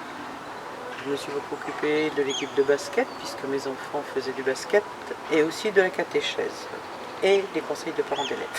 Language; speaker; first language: French; native; French